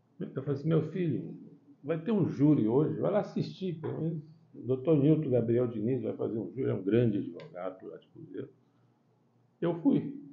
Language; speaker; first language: Portuguese; early bilingual, heritage; Portuguese